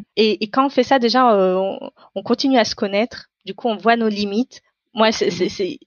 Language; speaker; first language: French; non-native, local second language; Tamil